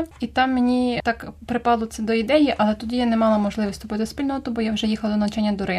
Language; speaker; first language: Ukrainian; native; Ukrainian